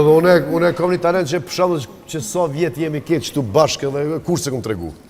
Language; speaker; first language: Albanian; native; Albanian